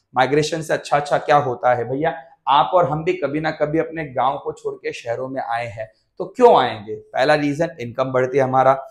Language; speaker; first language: Hindi; non-native, local second language; Gujarati